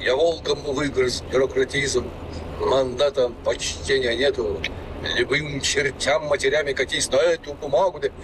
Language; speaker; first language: Russian; non-native, local second language; Kazakh